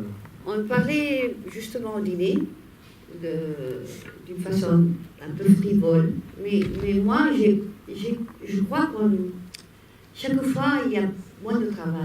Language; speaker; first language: French; non-native, fluent; Spanish